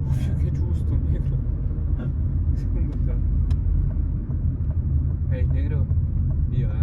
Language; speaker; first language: Italian; early bilingual, other home language; Filipino